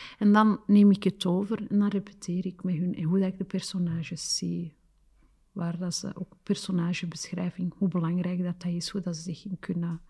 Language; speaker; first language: Dutch; early bilingual, other home language; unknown